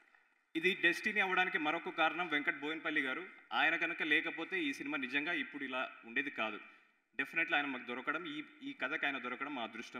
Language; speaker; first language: Telugu; native; Telugu